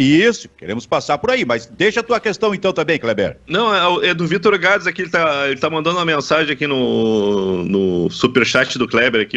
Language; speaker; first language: Portuguese; native; Portuguese